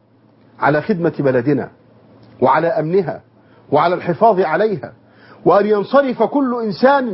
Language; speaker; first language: Arabic; native; Arabic